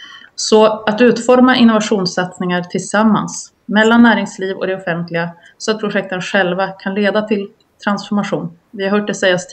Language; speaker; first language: Swedish; native; Swedish